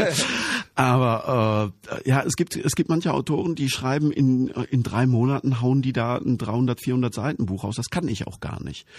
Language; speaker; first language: German; native; German